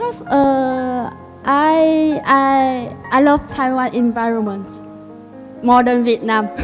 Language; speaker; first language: English; non-native, learner; Vietnamese